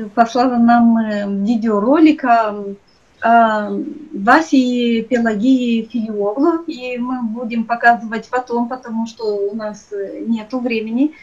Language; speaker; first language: Russian; non-native, local second language; Romanian